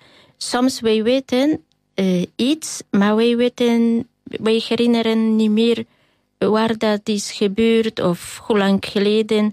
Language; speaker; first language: Dutch; non-native, learner; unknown